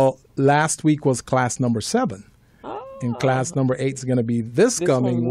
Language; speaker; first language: English; native; English